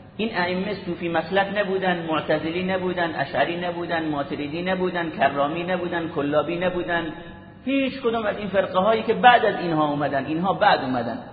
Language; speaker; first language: Persian; native; Persian